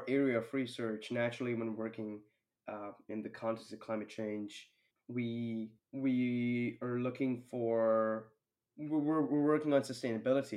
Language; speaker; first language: English; non-native, local second language; Hindi